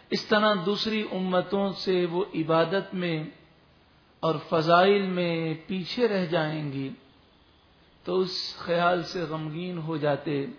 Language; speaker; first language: Urdu; native; Urdu